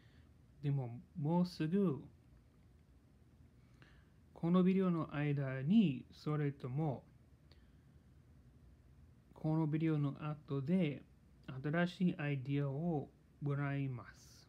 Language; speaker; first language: Japanese; non-native, learner; English